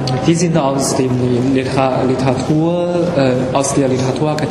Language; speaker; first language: German; non-native, fluent; Chinese